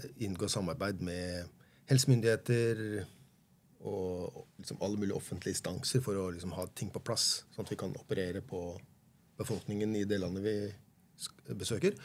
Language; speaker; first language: Norwegian; native; Norwegian